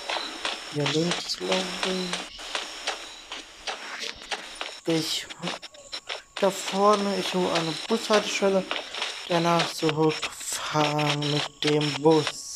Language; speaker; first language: German; non-native, learner; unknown